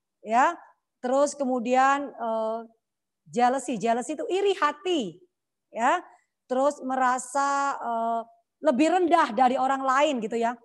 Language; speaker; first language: Indonesian; native; Indonesian